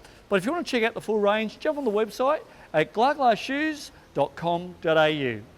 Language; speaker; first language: English; native; English